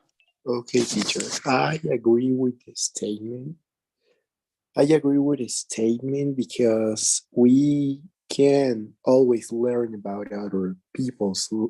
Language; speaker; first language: English; non-native, learner; Spanish